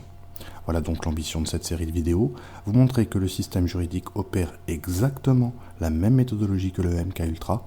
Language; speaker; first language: French; native; French